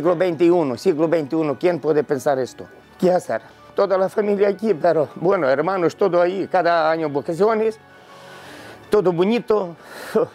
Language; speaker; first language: Spanish; non-native, learner; Ukrainian